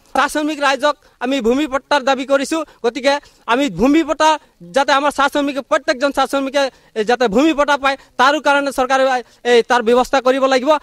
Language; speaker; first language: Assamese; non-native, local second language; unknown